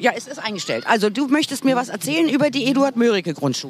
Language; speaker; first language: German; native; German